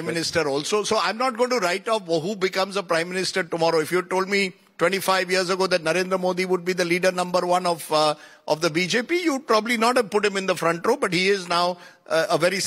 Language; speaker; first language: English; non-native, local second language; Konkani